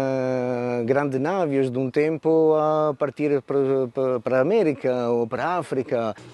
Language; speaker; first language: Portuguese; non-native, fluent; Italian